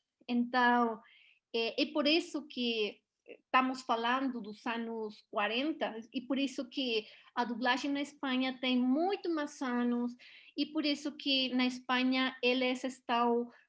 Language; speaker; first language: Portuguese; non-native, learner; Spanish